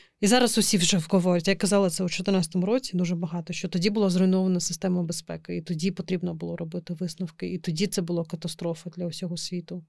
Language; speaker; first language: Ukrainian; non-native, local second language; Crimean Tatar